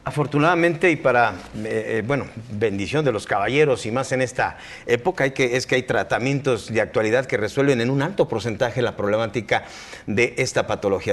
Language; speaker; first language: Spanish; native; Spanish